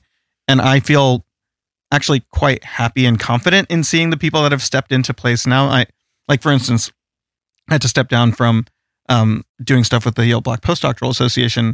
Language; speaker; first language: English; early bilingual, other home language; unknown